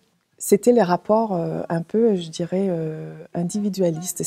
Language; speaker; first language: French; native; French